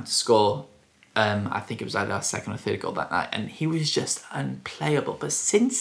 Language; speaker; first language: English; native; English